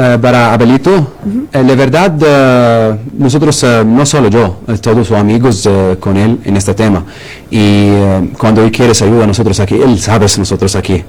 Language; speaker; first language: Spanish; non-native, learner; Arabic